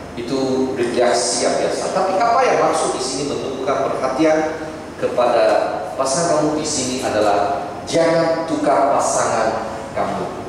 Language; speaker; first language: Malay; non-native, local second language; Chinese